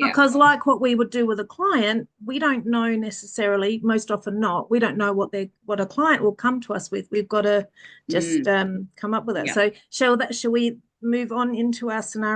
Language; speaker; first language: English; early bilingual, other home language; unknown